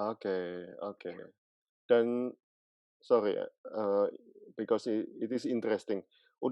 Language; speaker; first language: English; non-native, fluent; Indonesian